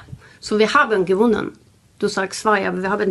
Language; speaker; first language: German; non-native, learner; Swedish